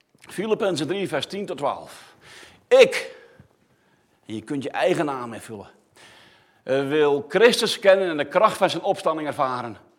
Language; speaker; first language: Dutch; native; Dutch